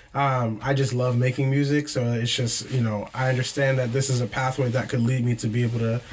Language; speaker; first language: English; native; English